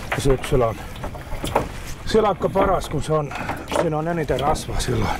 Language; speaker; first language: Finnish; non-native, local second language; Swedish